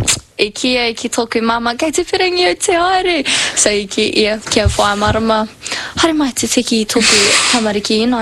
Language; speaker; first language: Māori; non-native, local second language; English